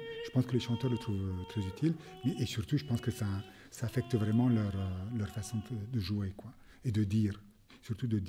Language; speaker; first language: French; native; French